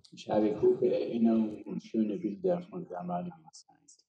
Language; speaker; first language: German; non-native, fluent; Arabic